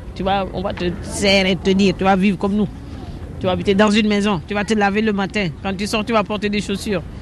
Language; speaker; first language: French; non-native, local second language; Wolof